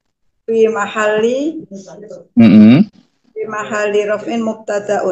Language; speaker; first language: Arabic; non-native, learner; Indonesian